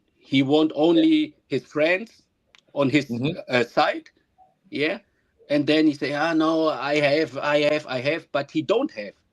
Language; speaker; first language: English; non-native, learner; German